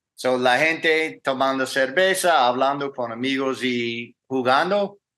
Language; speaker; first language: Spanish; non-native, learner; English